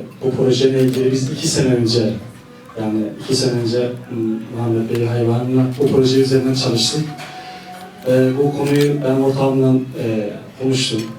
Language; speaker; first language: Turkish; non-native, fluent; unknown